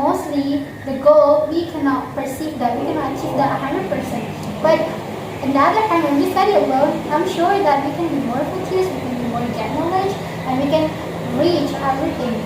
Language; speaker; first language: English; non-native, learner; Indonesian